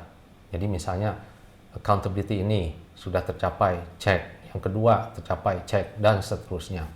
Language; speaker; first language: Indonesian; native; Indonesian